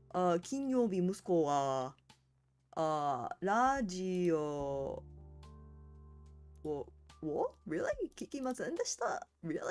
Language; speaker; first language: Japanese; non-native, learner; English